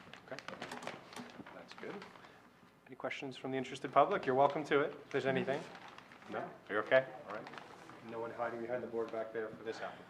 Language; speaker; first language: English; native; English